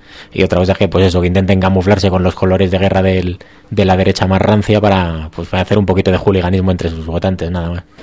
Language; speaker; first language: Spanish; native; Spanish